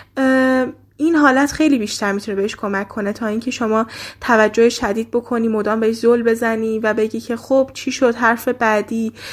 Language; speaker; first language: Persian; native; Persian